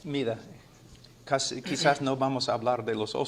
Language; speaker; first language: Spanish; non-native, fluent; English